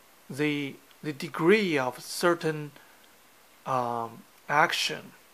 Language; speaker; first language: English; non-native, fluent; Chinese